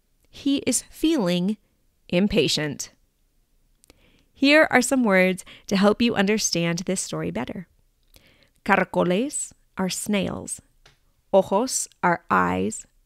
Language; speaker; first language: English; native; English